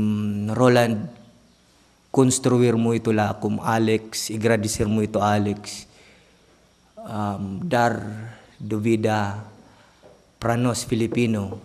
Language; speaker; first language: Portuguese; non-native, learner; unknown